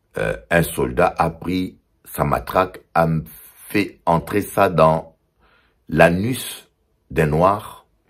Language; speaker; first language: French; non-native, local second language; Lingala